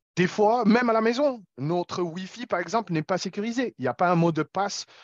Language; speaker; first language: French; non-native, local second language; Arabic